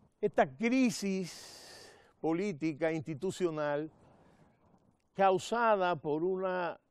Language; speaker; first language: Spanish; native; Spanish